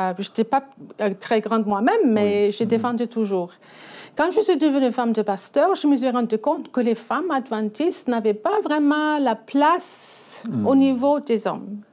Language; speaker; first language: French; non-native, fluent; Icelandic